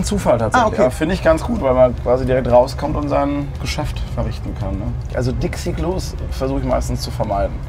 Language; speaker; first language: German; native; German